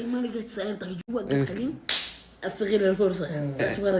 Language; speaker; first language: Arabic; native; Arabic